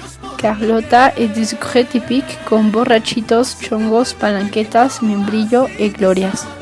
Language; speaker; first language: French; non-native, learner; Spanish